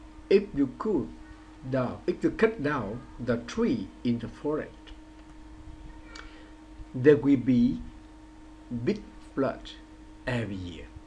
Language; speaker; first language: English; non-native, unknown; Vietnamese